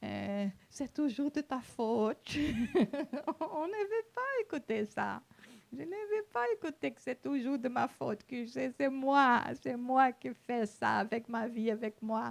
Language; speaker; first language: French; non-native, fluent; Portuguese